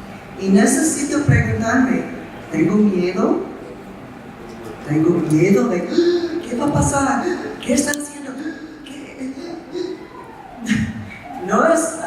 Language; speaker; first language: Spanish; non-native, fluent; English